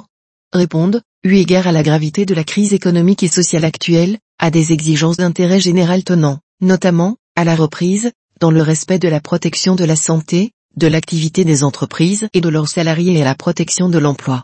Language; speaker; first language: French; native; French